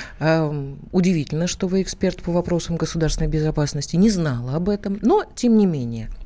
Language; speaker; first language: Russian; native; Russian